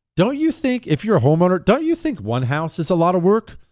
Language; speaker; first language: English; native; English